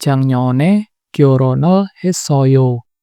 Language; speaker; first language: Korean; non-native, fluent; Indonesian